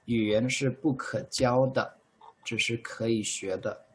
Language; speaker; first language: Chinese; non-native, fluent; English